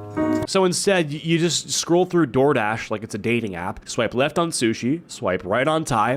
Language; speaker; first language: English; native; English